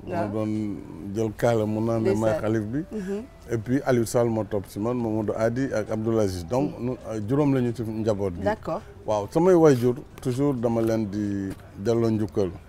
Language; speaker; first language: Wolof; non-native, local second language; Fula